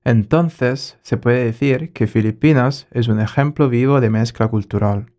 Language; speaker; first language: Spanish; non-native, learner; German